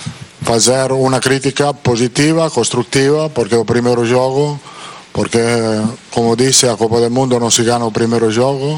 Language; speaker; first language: Portuguese; non-native, fluent; Italian